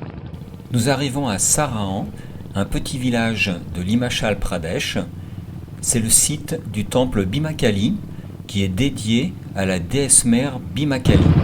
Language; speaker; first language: French; native; French